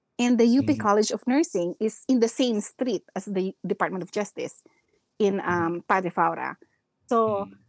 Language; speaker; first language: English; non-native, local second language; Filipino